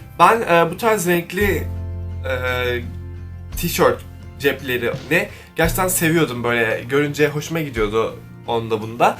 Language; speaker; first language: Turkish; native; Turkish